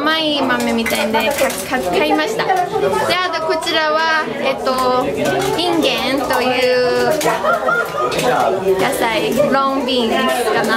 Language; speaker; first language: Japanese; non-native, learner; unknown